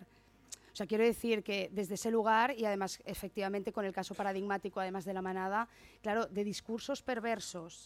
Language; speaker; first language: Spanish; native; Spanish